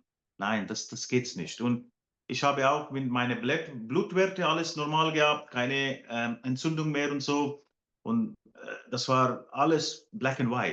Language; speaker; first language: German; non-native, fluent; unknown